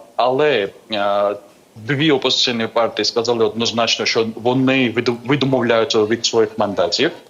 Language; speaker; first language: Ukrainian; non-native, fluent; Georgian